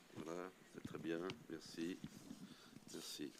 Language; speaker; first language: French; native; French